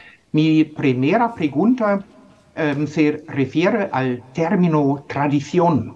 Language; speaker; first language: Spanish; non-native, fluent; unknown